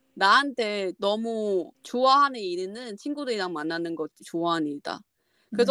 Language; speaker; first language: Korean; non-native, learner; Chinese